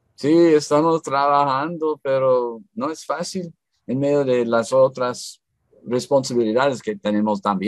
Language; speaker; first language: Spanish; non-native, fluent; English